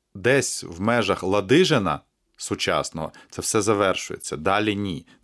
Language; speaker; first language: Ukrainian; native; Ukrainian